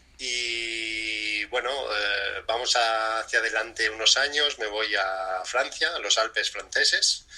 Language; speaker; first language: Spanish; early bilingual, other home language; English